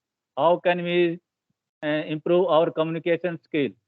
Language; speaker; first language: English; non-native, learner; Hindi